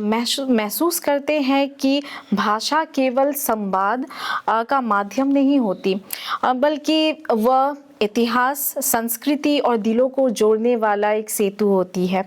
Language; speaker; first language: Hindi; native; Hindi